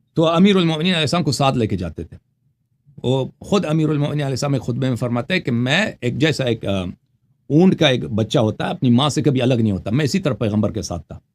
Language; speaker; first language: Urdu; non-native, fluent; Persian